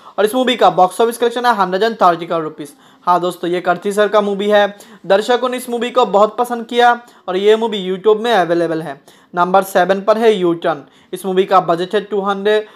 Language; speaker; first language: Hindi; non-native, local second language; Bangla